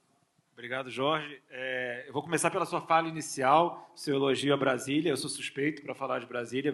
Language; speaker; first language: Portuguese; native; Portuguese